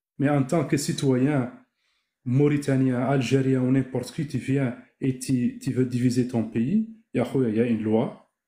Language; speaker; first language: French; non-native, local second language; Arabic